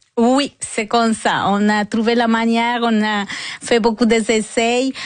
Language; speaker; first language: French; non-native, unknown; Spanish